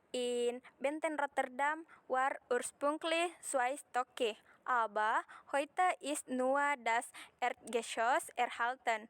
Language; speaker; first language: German; non-native, learner; Indonesian